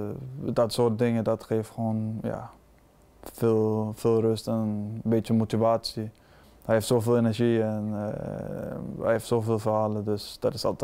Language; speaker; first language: Dutch; non-native, fluent; Danish